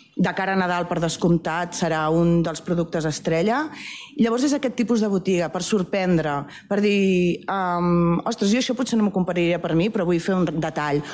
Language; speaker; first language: Catalan; native; Catalan